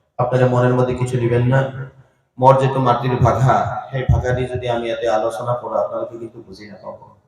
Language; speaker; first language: Bangla; non-native, local second language; Assamese